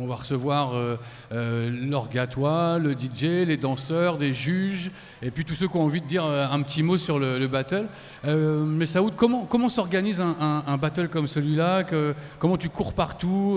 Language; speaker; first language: French; native; French